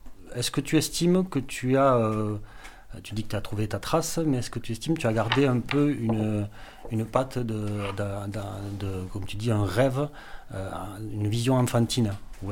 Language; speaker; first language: French; native; French